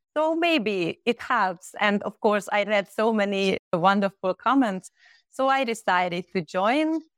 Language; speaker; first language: English; non-native, fluent; Hungarian